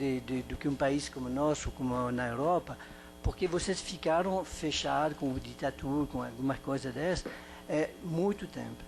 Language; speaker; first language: Portuguese; non-native, fluent; French